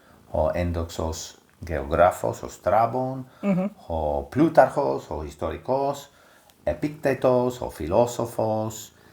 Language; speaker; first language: Greek; non-native, fluent; English